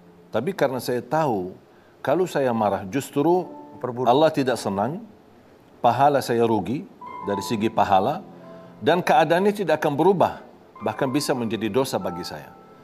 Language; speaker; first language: Indonesian; non-native, fluent; Arabic